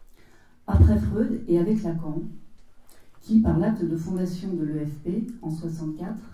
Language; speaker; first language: French; native; French